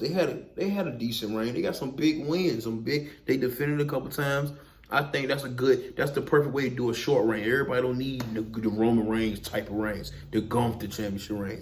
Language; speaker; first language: English; native; English